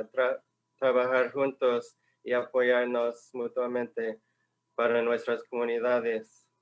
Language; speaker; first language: Spanish; non-native, fluent; English